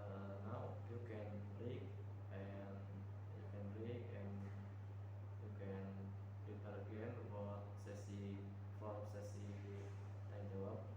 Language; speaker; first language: English; non-native, learner; Indonesian